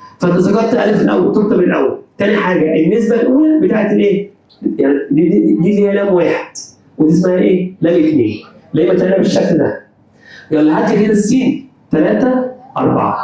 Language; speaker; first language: Arabic; native; Arabic